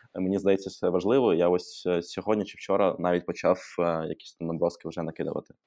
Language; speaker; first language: Ukrainian; non-native, local second language; Russian